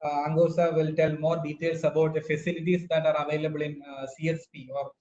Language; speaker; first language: English; non-native, local second language; Malayalam